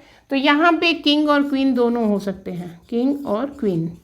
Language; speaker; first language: Hindi; native; Hindi